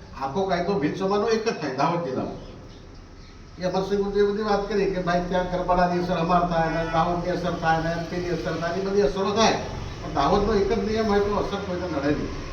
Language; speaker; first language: Gujarati; native; Gujarati